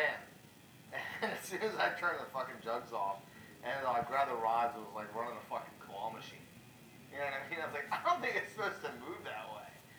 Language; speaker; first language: English; native; English